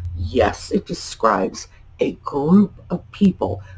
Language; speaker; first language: English; native; English